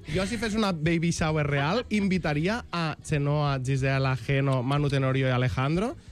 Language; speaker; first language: Catalan; native; Catalan